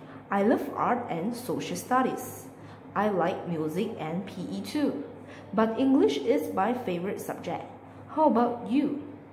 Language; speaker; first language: English; non-native, local second language; Chinese